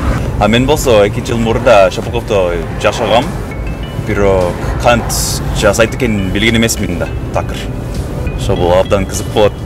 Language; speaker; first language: Kyrgyz; non-native, fluent; English